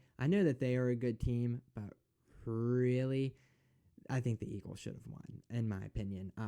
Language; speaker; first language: English; native; English